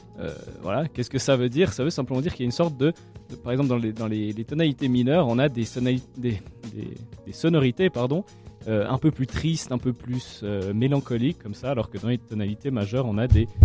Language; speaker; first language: French; native; French